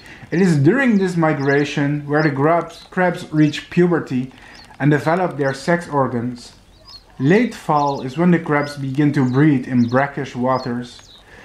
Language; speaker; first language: English; non-native, fluent; Dutch